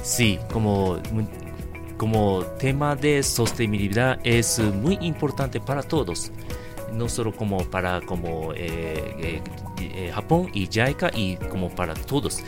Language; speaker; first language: Spanish; non-native, learner; Japanese